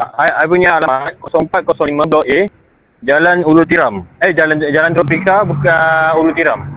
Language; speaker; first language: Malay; non-native, local second language; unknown